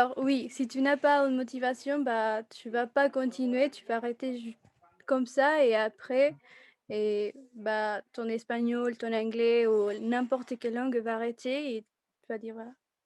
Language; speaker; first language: French; non-native, fluent; Spanish